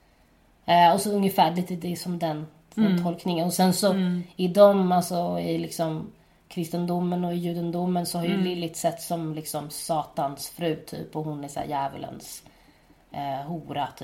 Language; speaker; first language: Swedish; native; Swedish